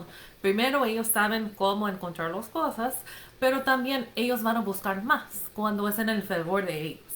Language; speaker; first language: Spanish; non-native, fluent; English